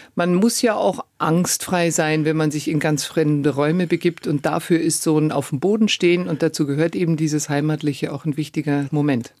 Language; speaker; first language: German; native; German